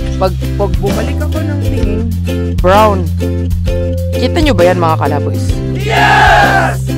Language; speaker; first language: Filipino; native; Filipino